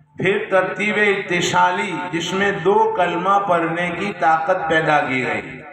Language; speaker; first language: Urdu; non-native, local second language; Gujarati